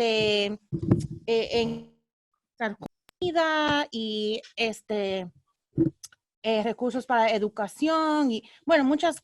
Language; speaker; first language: Spanish; early bilingual, heritage; Spanish